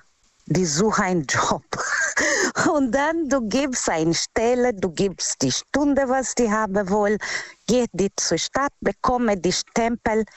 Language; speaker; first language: German; non-native, learner; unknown